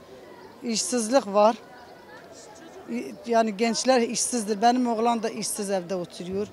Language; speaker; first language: Turkish; non-native, local second language; Kurdish